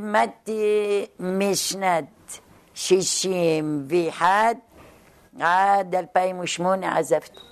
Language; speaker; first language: Hebrew; non-native, fluent; Arabic